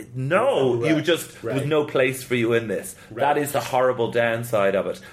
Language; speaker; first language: English; native; English